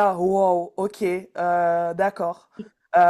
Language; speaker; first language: French; native; French